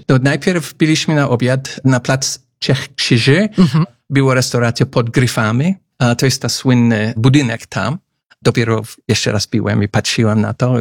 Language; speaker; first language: Polish; non-native, fluent; English